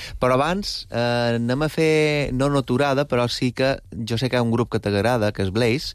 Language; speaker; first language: Catalan; native; Catalan